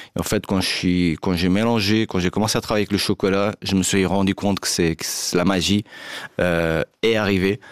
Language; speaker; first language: French; non-native, fluent; Portuguese